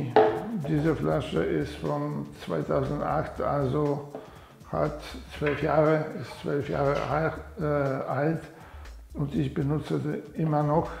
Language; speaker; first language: German; non-native, fluent; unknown